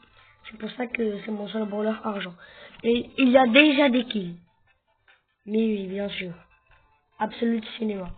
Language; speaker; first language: French; native; French